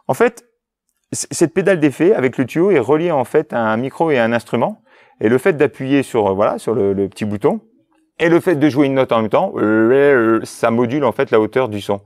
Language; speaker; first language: French; native; French